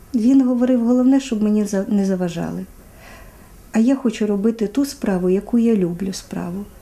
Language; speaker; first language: Ukrainian; native; Ukrainian